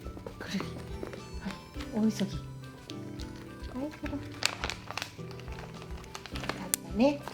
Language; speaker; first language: Japanese; native; Japanese